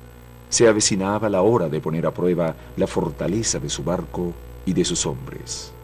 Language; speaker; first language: Spanish; native; Spanish